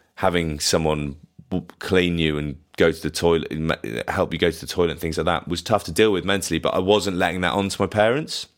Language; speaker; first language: English; native; English